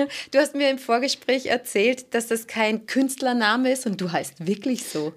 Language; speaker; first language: German; native; German